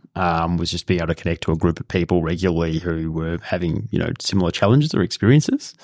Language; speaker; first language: English; native; English